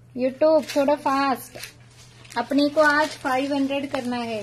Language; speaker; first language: Hindi; non-native, local second language; Marathi